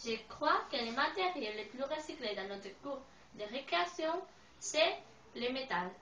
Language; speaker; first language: French; non-native, learner; Spanish